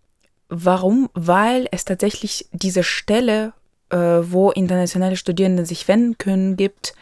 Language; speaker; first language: German; non-native, local second language; Ukrainian